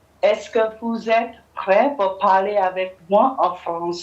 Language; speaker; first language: French; non-native, learner; English